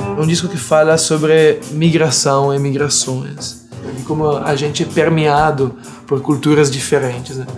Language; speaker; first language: Portuguese; non-native, fluent; Italian